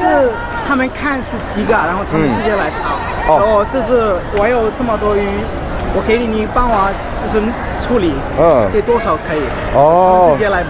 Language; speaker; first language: Chinese; non-native, learner; Bangla